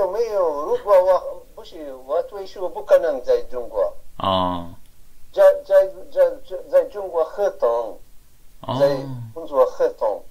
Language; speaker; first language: Chinese; non-native, learner; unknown